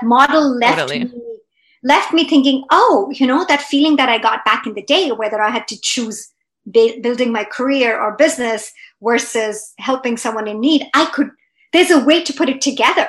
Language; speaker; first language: English; non-native, local second language; Hindi